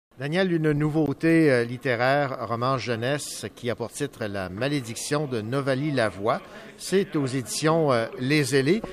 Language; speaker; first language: French; native; French